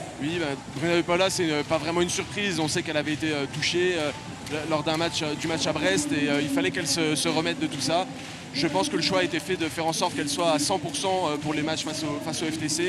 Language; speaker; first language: French; native; French